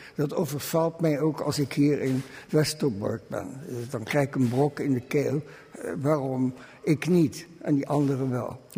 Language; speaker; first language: Dutch; early bilingual, other home language; German